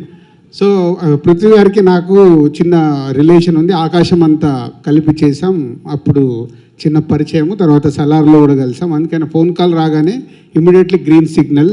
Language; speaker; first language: Telugu; native; Telugu